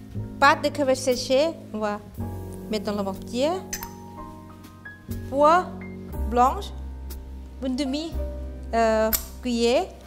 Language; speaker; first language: French; non-native, fluent; Thai